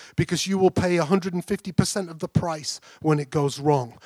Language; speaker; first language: English; native; English